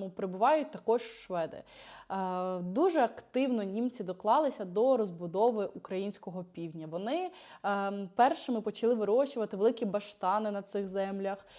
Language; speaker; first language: Ukrainian; native; Ukrainian